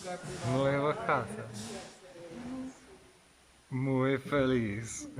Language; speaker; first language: Spanish; non-native, learner; English